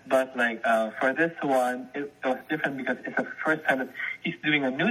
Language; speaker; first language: English; non-native, local second language; Filipino